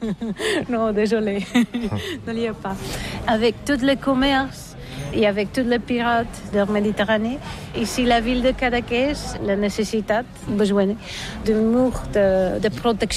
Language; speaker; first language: French; non-native, learner; Catalan